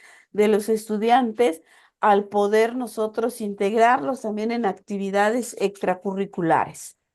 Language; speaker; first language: Spanish; native; Spanish